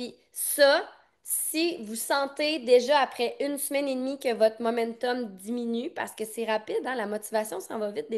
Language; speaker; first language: French; native; French